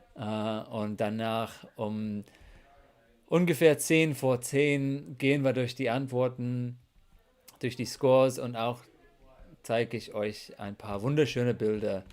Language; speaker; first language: German; non-native, fluent; English